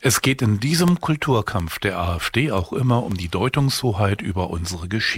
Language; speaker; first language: German; native; German